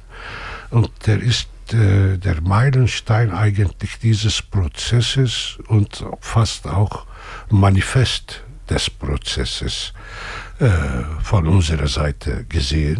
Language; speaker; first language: German; non-native, fluent; Kurdish